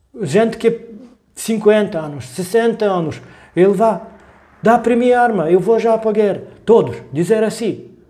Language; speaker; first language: Portuguese; non-native, learner; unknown